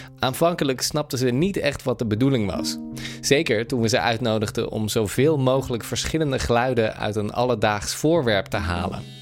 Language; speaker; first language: Dutch; native; Dutch